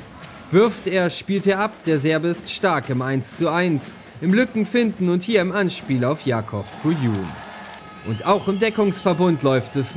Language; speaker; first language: German; native; German